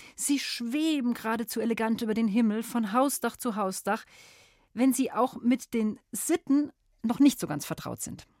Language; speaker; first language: German; native; German